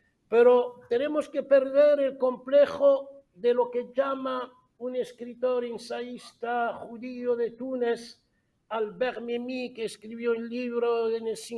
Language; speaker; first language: Spanish; non-native, fluent; Arabic